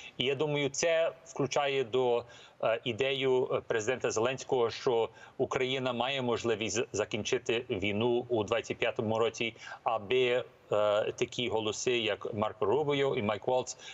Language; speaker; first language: Ukrainian; early bilingual, heritage; English